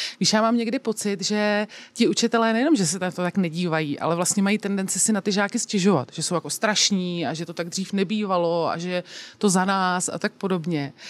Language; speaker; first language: Czech; native; Czech